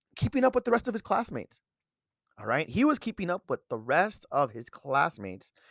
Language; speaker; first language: English; native; English